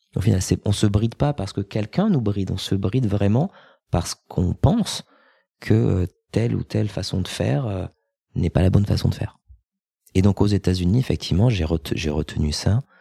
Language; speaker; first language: French; native; French